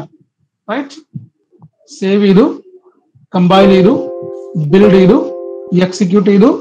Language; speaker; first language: Malayalam; native; Malayalam